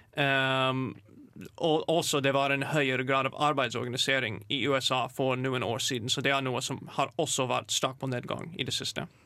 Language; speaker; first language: Norwegian; non-native, fluent; English